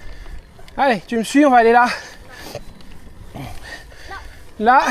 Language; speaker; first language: French; native; French